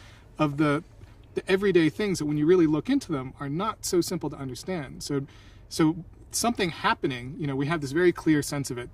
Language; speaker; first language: English; native; English